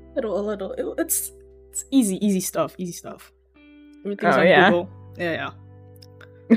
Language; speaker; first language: English; early bilingual, other home language; Sinhala